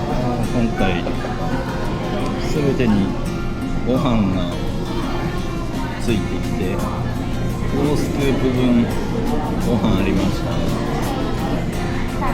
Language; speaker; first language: Japanese; native; Japanese